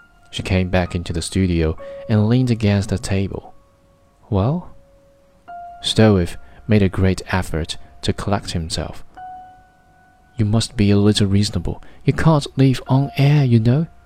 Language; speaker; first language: English; non-native, fluent; Chinese